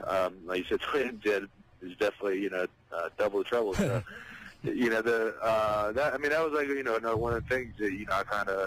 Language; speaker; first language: English; native; English